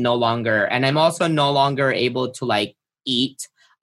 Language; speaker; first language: English; non-native, local second language; Filipino